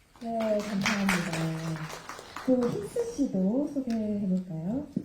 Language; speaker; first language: Korean; native; Korean